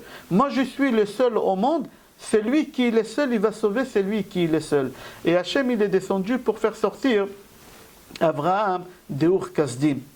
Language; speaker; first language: French; native; French